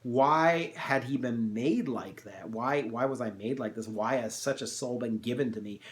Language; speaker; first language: English; native; English